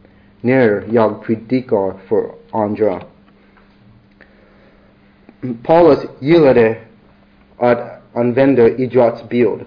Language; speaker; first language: Swedish; non-native, learner; English